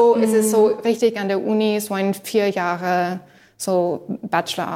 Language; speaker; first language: German; non-native, learner; English